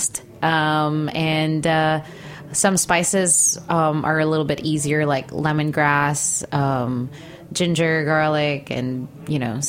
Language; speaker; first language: English; non-native, local second language; Filipino